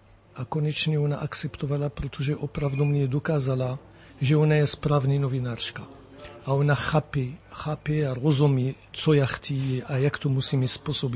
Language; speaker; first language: Czech; non-native, learner; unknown